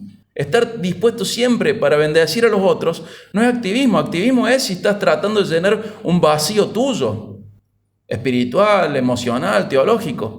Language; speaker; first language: Spanish; native; Spanish